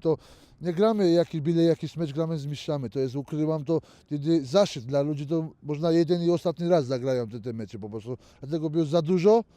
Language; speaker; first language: Polish; non-native, learner; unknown